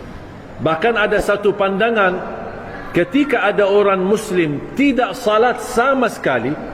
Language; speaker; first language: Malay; non-native, fluent; Arabic